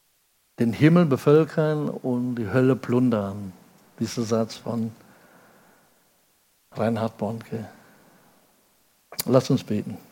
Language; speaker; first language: German; non-native, fluent; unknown